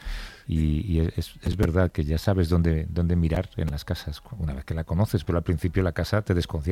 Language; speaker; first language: Spanish; native; Spanish